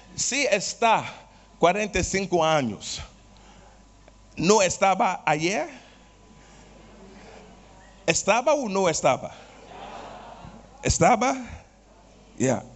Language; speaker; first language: Spanish; non-native, learner; Portuguese